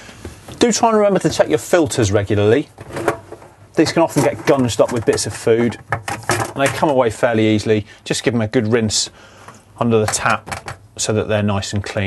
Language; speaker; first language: English; native; English